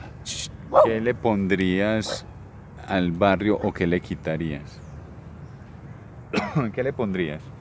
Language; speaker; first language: Spanish; native; Spanish